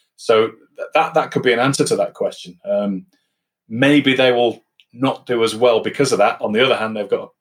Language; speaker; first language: English; native; English